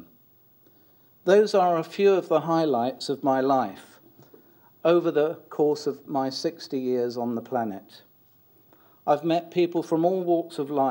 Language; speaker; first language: English; native; English